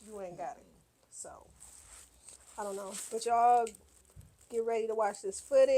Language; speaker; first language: English; native; English